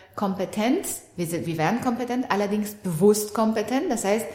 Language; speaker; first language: German; early bilingual, other home language; Romanian